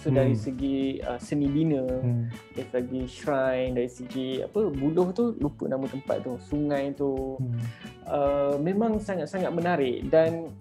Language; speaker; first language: Malay; native; Malay